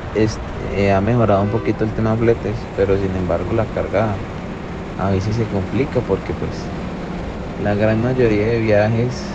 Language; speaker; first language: Spanish; native; Spanish